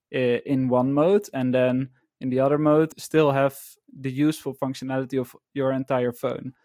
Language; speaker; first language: English; non-native, fluent; Dutch